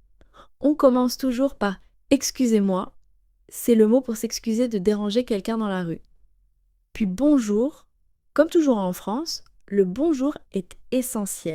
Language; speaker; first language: French; native; French